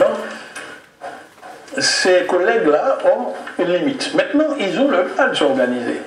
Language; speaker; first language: French; native; French